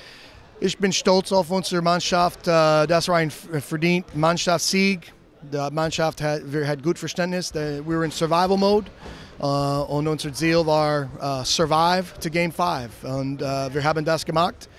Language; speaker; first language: German; non-native, learner; English